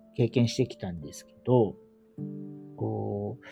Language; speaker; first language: Japanese; native; Japanese